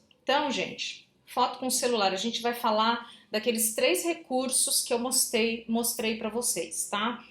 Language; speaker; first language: Portuguese; native; Portuguese